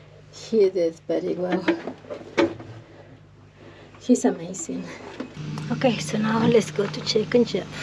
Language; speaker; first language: English; non-native, learner; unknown